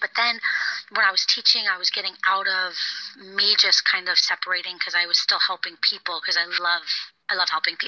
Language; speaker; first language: English; native; English